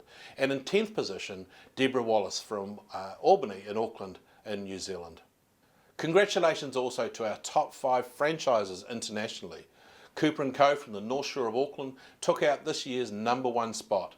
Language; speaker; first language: English; native; English